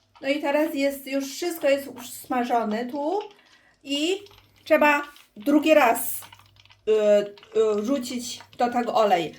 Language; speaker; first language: Polish; non-native, learner; Chinese